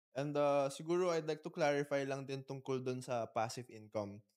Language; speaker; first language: Filipino; native; Filipino